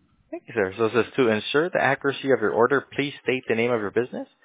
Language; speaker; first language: English; early bilingual, other home language; Spanish